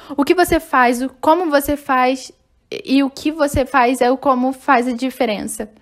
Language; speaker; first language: Portuguese; non-native, fluent; English